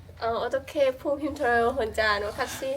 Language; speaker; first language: Korean; non-native, learner; Lao